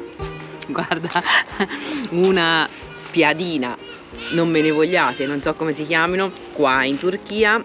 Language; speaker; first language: Italian; native; Italian